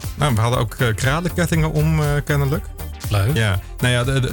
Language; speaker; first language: Dutch; native; Dutch